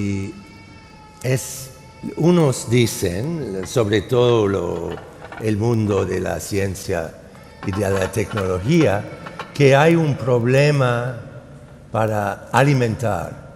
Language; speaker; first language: Spanish; non-native, fluent; English